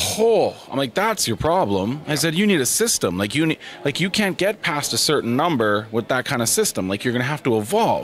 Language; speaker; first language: English; native; English